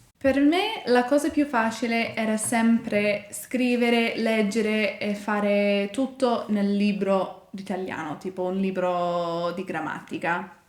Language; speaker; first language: Italian; non-native, fluent; English